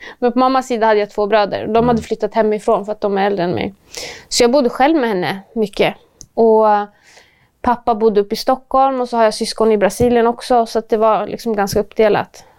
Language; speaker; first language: Swedish; native; Swedish